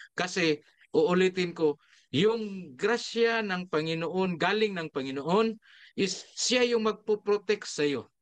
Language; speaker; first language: Filipino; non-native, local second language; Cebuano